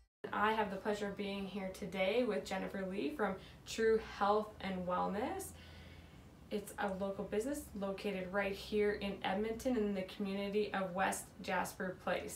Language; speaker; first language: English; native; English